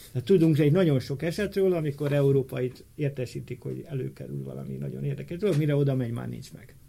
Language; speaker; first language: Hungarian; native; Hungarian